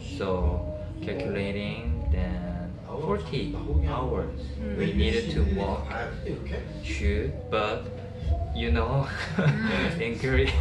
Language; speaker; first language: English; non-native, learner; Korean